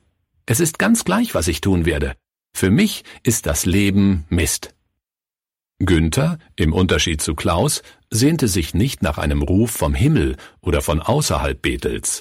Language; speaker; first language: German; native; German